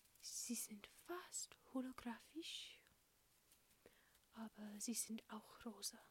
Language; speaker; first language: German; non-native, learner; English